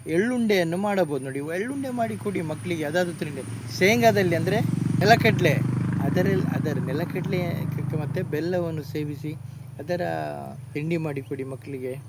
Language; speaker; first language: Kannada; non-native, local second language; Tulu